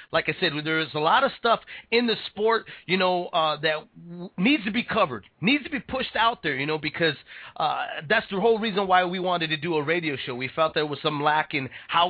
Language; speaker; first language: English; native; English